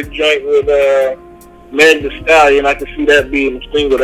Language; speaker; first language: English; native; English